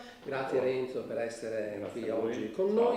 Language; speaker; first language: Italian; native; Italian